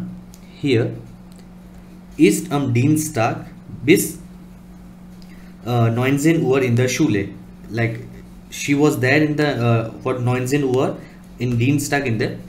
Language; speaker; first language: German; non-native, learner; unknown